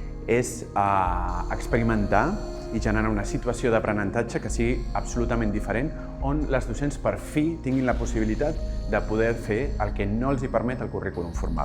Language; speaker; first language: Catalan; native; Catalan